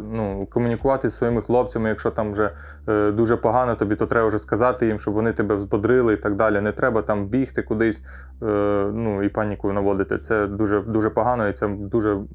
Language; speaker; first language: Ukrainian; non-native, local second language; Russian